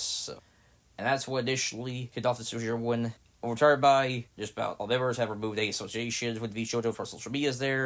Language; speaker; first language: English; native; English